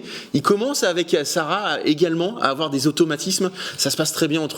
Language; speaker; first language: French; native; French